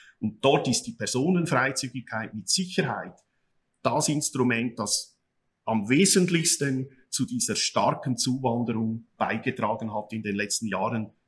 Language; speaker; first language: German; native; German